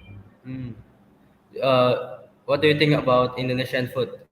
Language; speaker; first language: English; non-native, fluent; Indonesian